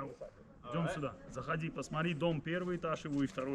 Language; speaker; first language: Russian; native; Russian